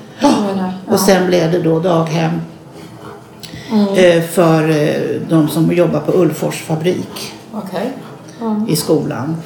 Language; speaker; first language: Swedish; native; Swedish